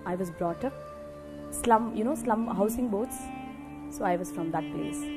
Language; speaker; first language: English; non-native, local second language; Telugu